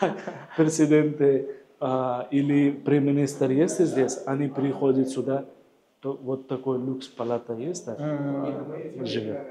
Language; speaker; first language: Russian; non-native, learner; Hindi